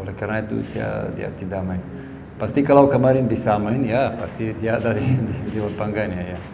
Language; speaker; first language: Indonesian; non-native, fluent; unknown